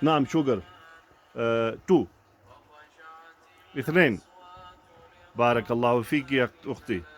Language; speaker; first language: Arabic; non-native, learner; Urdu